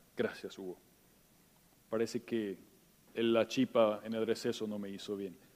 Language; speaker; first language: Spanish; non-native, local second language; German